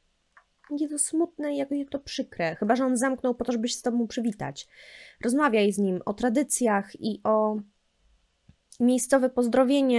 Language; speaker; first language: Polish; native; Polish